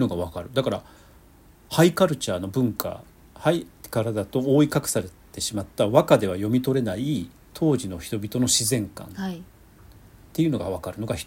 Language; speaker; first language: Japanese; native; Japanese